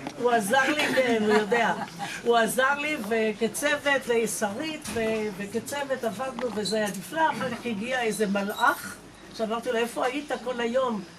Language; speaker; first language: Hebrew; native; Hebrew